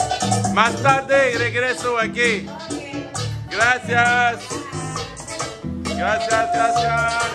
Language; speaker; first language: Spanish; non-native, learner; French